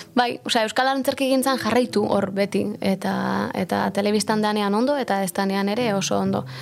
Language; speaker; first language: Basque; native; Basque